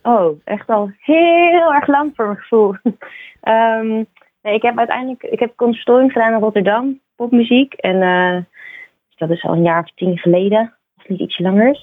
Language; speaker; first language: Dutch; native; Dutch